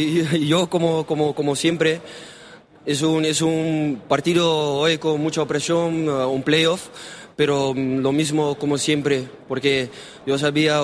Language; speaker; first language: Spanish; non-native, learner; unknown